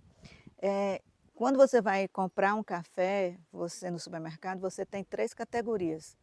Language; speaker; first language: Portuguese; native; Portuguese